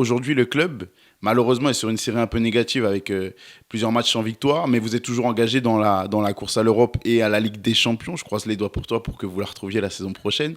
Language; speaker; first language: French; native; French